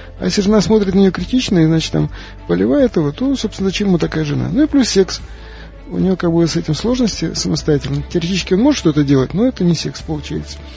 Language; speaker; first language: Russian; native; Russian